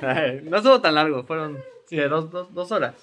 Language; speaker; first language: Spanish; native; Spanish